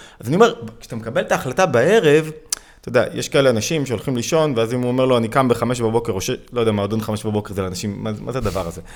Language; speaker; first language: Hebrew; native; Hebrew